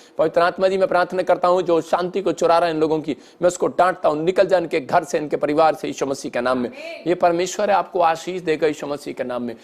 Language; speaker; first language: Hindi; non-native, local second language; Punjabi